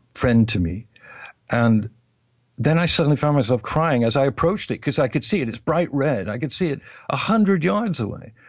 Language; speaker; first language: English; native; English